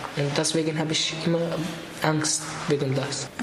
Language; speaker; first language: German; non-native, learner; Arabic